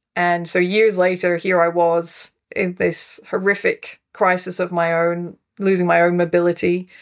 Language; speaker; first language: English; native; English